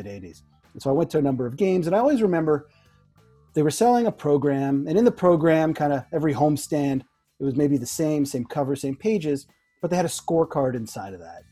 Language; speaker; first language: English; native; English